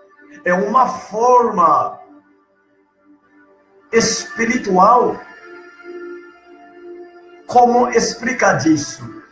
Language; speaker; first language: Portuguese; non-native, learner; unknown